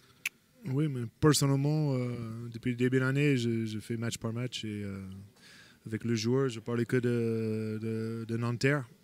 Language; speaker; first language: French; non-native, fluent; English